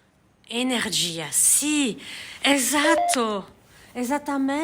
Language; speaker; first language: Italian; non-native, learner; French